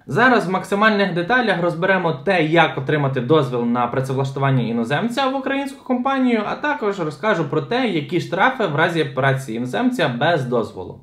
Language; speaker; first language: Ukrainian; native; Ukrainian